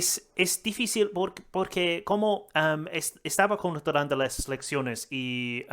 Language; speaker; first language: Spanish; non-native, learner; English